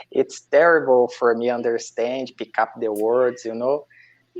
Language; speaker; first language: English; non-native, learner; Portuguese